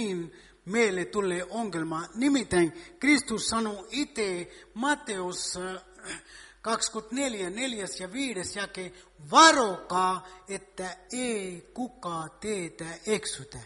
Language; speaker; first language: Finnish; non-native, fluent; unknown